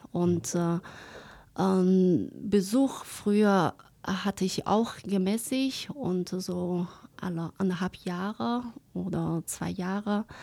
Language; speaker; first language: German; non-native, fluent; Chinese